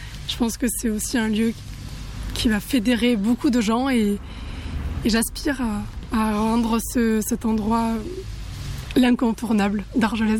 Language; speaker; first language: French; native; French